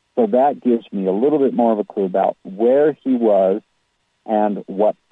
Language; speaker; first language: English; native; English